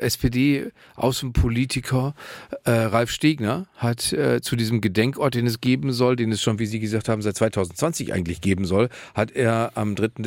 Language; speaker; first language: German; native; German